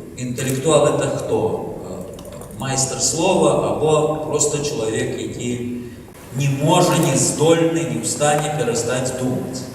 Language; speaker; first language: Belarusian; native; Belarusian